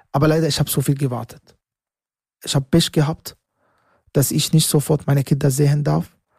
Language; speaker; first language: German; non-native, learner; Arabic